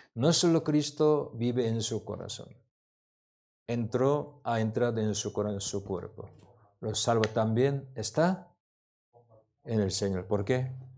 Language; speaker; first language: Spanish; non-native, learner; Korean